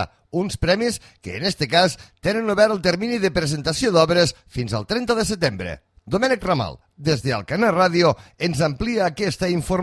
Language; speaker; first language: Catalan; native; Catalan